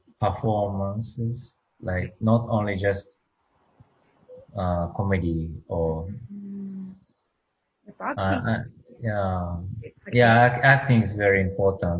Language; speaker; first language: English; non-native, learner; Japanese